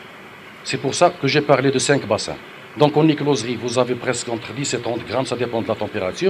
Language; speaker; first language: French; non-native, local second language; Arabic